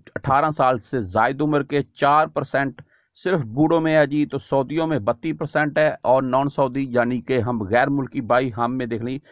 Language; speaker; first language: Urdu; native; Urdu